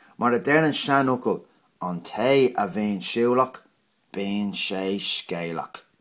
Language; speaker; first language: Irish; non-native, local second language; English